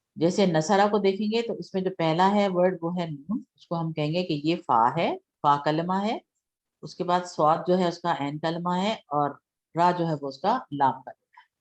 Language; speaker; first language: Urdu; native; Urdu